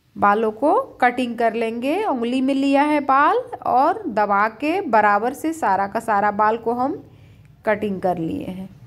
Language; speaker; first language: Hindi; native; Hindi